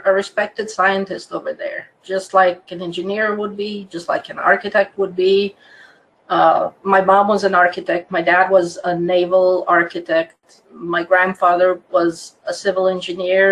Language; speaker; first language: English; non-native, fluent; Croatian